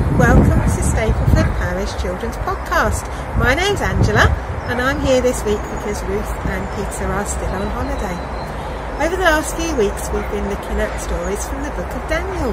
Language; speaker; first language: English; native; English